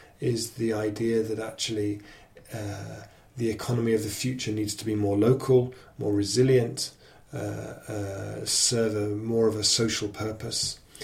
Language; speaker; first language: English; native; English